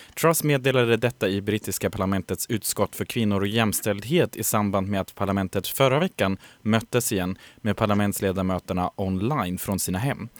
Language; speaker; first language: Swedish; native; Swedish